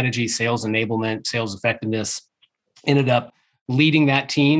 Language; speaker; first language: English; native; English